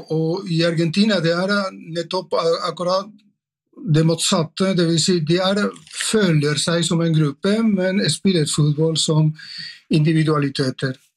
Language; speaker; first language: Norwegian; non-native, fluent; Spanish